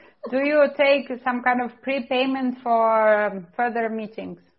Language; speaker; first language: English; non-native, fluent; Russian